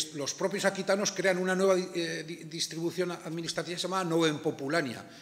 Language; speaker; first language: Spanish; native; Spanish